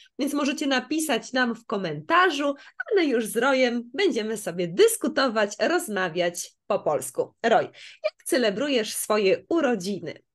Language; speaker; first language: Polish; native; Polish